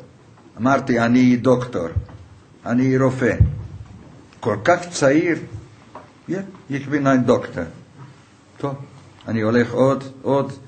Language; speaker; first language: Hebrew; non-native, fluent; Hungarian